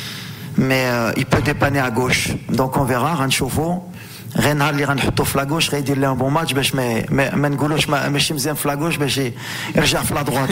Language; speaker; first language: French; non-native, local second language; Arabic